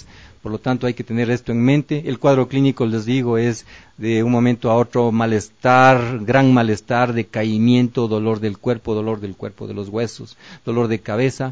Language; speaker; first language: Spanish; native; Spanish